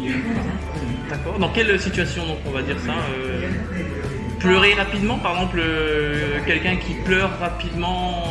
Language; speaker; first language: French; native; French